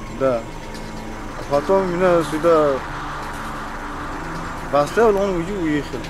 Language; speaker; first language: Russian; non-native, learner; Tajik